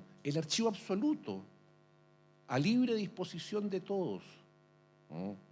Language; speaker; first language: Spanish; native; Spanish